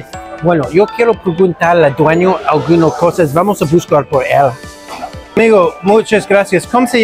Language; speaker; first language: Spanish; non-native, learner; English